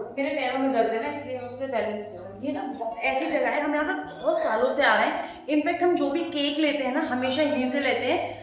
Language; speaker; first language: Hindi; native; Hindi